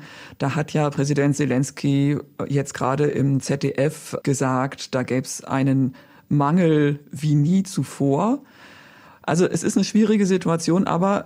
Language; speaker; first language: German; native; German